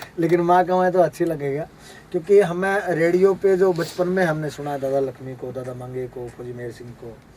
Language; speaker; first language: Hindi; native; Hindi